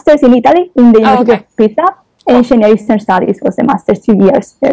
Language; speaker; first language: English; non-native, fluent; Spanish